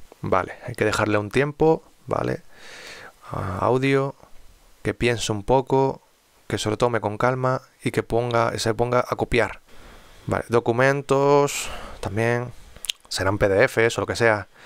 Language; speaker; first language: Spanish; native; Spanish